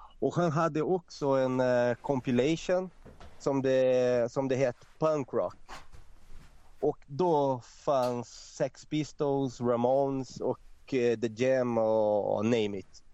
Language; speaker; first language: Swedish; non-native, fluent; Portuguese